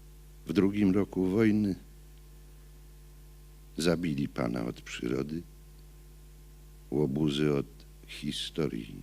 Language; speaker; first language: Polish; native; Polish